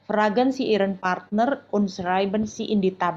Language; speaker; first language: German; non-native, learner; Indonesian